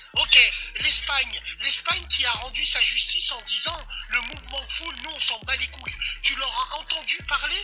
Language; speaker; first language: French; early bilingual, other home language; Arabic